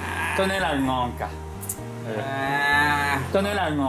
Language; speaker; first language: Vietnamese; non-native, learner; Japanese